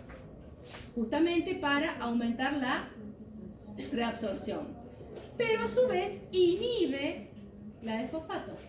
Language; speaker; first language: Spanish; native; Spanish